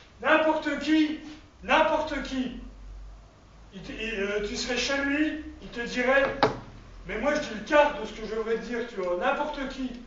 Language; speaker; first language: French; native; French